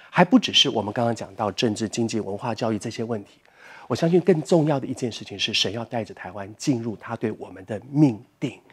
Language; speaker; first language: Chinese; native; Chinese